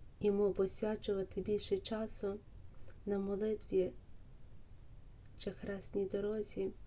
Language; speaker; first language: Ukrainian; native; Ukrainian